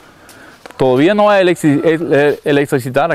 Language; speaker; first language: Spanish; non-native, learner; Danish